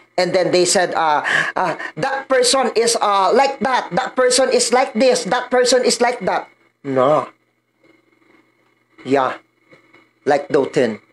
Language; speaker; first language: English; non-native, learner; Filipino